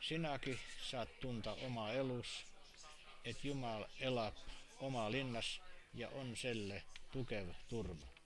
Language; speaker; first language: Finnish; non-native, learner; Estonian